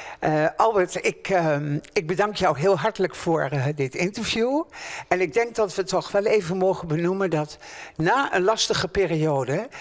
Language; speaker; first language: Dutch; native; Dutch